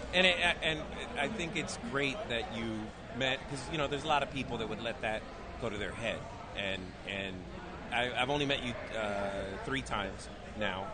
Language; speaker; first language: English; native; English